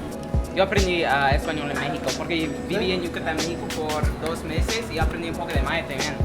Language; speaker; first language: Spanish; non-native, learner; English